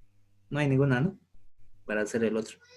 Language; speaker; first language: Spanish; native; Spanish